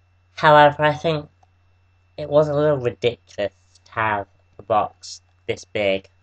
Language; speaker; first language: English; native; English